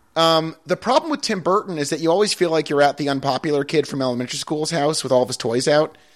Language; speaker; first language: English; native; English